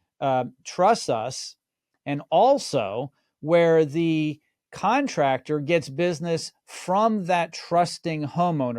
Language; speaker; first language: English; native; English